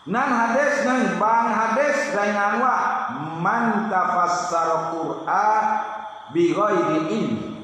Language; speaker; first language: Thai; non-native, local second language; Pattani Malay